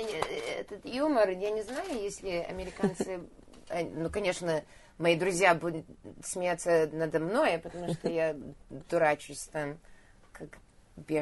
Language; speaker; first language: Russian; early bilingual, heritage; Russian